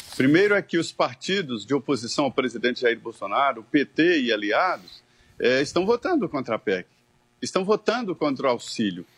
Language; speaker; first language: Portuguese; native; Portuguese